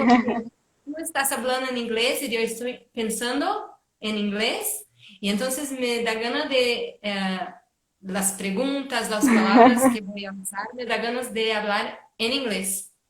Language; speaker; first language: Spanish; non-native, fluent; Portuguese